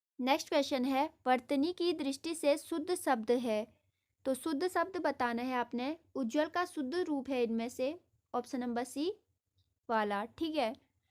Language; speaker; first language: Hindi; native; Hindi